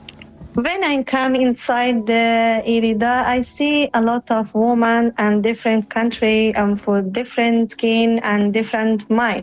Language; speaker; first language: English; non-native, learner; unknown